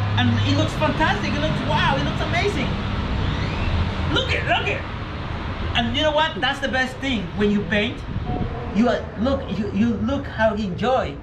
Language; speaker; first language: English; non-native, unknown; Spanish